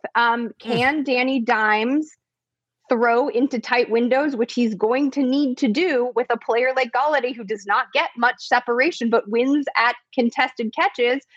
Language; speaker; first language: English; native; English